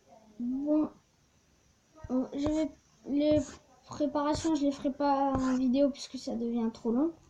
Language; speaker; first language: French; native; French